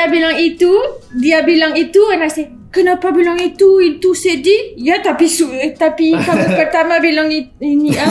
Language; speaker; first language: Indonesian; non-native, learner; French